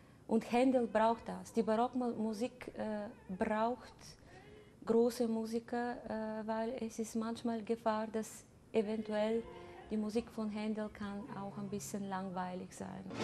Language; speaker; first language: German; non-native, fluent; Bulgarian